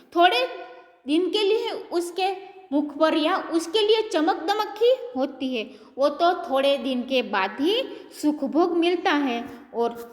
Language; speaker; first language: Hindi; non-native, local second language; Gujarati